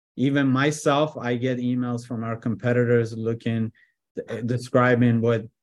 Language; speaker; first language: English; early bilingual, other home language; Persian